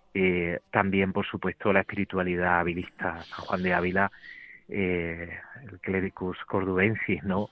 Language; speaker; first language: Spanish; native; Spanish